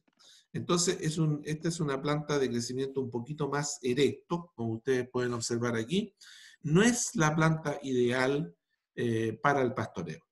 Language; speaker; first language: Spanish; native; Spanish